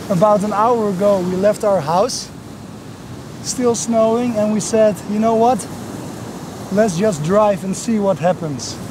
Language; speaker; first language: English; non-native, fluent; Dutch